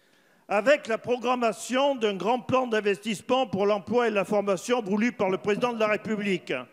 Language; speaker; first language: French; native; French